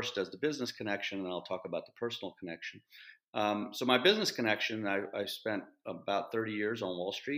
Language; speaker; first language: English; native; English